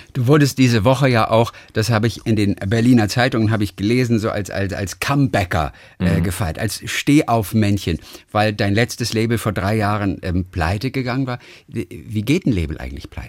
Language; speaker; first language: German; native; German